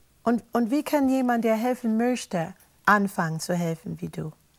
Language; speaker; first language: German; non-native, fluent; English